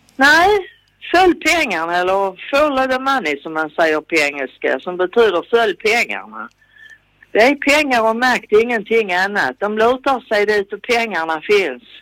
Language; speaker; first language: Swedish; native; Swedish